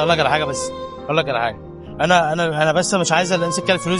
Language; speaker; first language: Arabic; native; Arabic